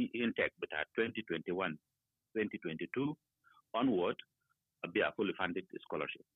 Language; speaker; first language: English; non-native, fluent; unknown